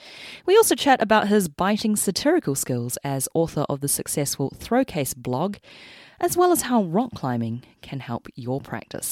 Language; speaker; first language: English; native; English